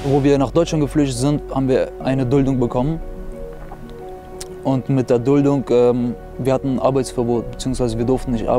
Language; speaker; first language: German; early bilingual, other home language; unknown